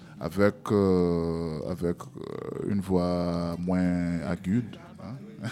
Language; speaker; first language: French; non-native, learner; Portuguese